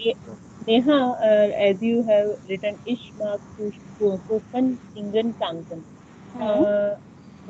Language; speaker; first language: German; non-native, learner; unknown